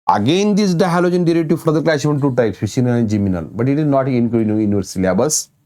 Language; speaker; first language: English; non-native, local second language; Marathi